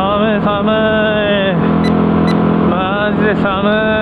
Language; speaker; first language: Japanese; native; Japanese